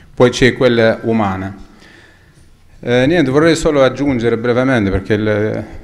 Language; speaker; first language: Italian; non-native, fluent; Arabic